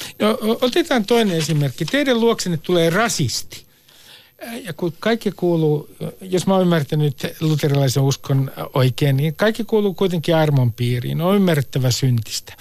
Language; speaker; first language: Finnish; native; Finnish